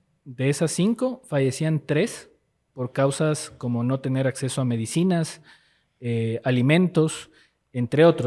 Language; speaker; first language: Spanish; native; Spanish